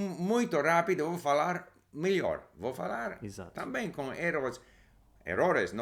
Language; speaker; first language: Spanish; non-native, fluent; English